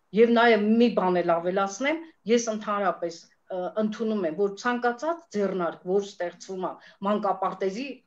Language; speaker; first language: Armenian; native; Armenian